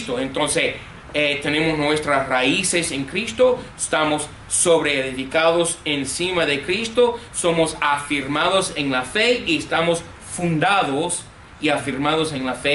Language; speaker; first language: Spanish; non-native, fluent; English